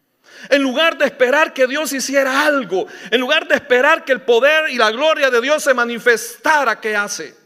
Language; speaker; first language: Spanish; native; Spanish